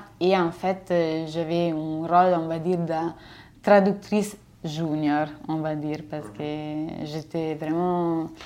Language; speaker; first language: French; non-native, fluent; Italian